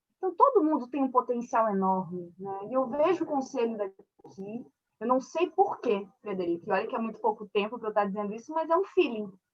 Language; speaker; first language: Portuguese; early bilingual, other home language; French